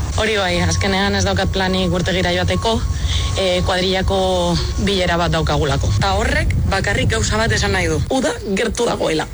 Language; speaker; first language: Basque; non-native, local second language; Spanish